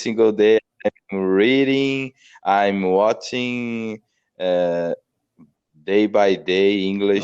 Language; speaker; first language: English; non-native, learner; Portuguese